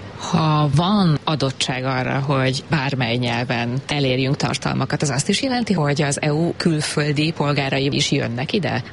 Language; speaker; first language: Hungarian; native; Hungarian